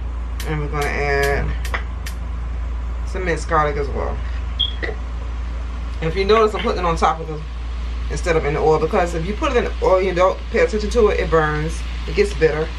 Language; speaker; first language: English; native; English